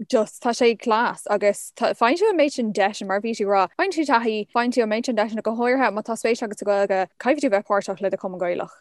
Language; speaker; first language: Irish; non-native, local second language; English